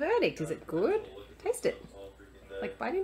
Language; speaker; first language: English; native; English